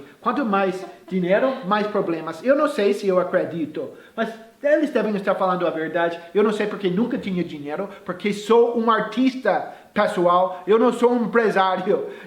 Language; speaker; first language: Portuguese; non-native, fluent; English